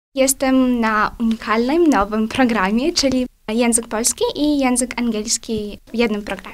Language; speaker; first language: Polish; non-native, fluent; Ukrainian